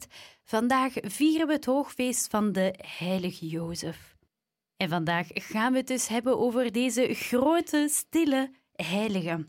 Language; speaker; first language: Dutch; native; Dutch